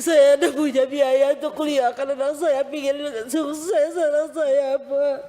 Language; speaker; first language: Indonesian; non-native, local second language; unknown